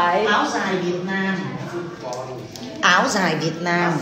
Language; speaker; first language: English; non-native, learner; Vietnamese